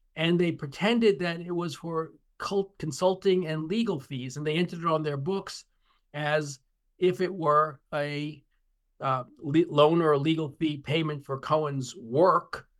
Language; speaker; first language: English; native; English